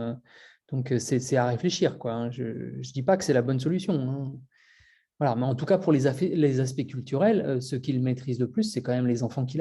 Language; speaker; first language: French; native; French